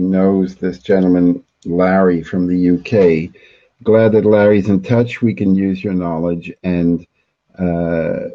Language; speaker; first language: English; native; English